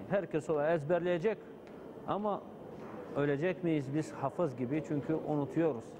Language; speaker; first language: Turkish; non-native, fluent; Bulgarian